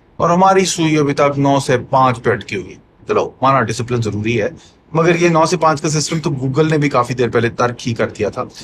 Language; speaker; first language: Urdu; native; Urdu